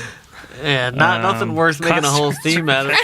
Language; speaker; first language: English; native; English